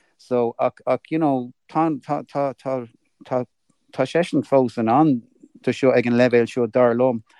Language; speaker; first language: Irish; native; Irish